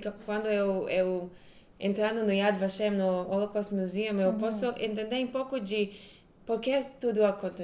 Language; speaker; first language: Portuguese; non-native, fluent; Hebrew